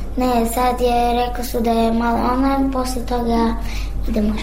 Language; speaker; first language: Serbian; non-native, learner; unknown